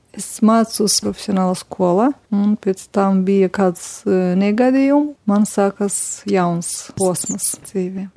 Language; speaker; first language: Latvian; non-native, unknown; Romanian